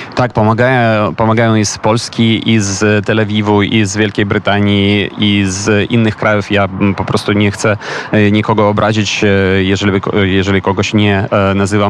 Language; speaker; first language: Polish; non-native, fluent; Ukrainian